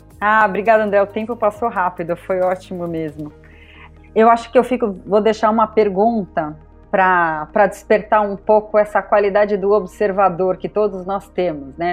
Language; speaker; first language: Portuguese; native; Portuguese